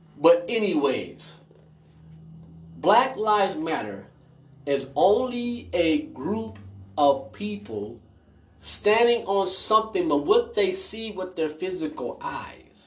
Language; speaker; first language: English; native; English